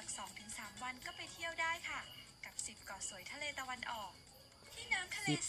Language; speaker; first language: Thai; native; Thai